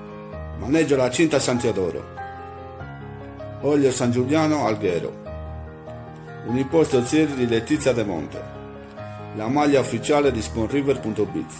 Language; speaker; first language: Italian; native; Italian